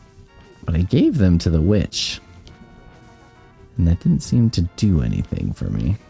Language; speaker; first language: English; native; English